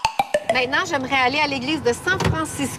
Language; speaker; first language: French; native; French